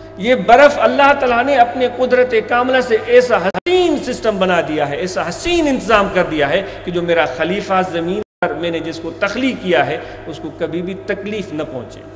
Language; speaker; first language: Urdu; non-native, local second language; Sindhi